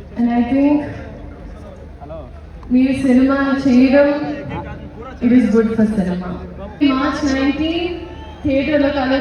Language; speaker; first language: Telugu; non-native, fluent; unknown